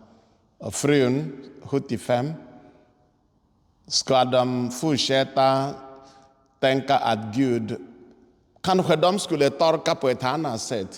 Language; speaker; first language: Swedish; non-native, fluent; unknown